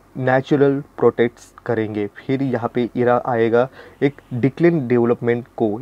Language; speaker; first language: Hindi; non-native, local second language; Marathi